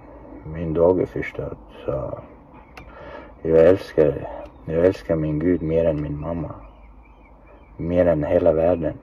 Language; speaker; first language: Swedish; non-native, fluent; Chechen